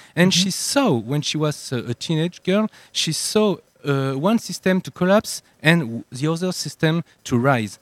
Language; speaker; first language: English; non-native, learner; French